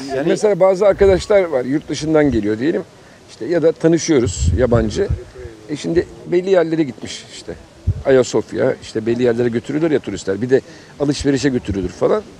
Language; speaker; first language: Turkish; native; Turkish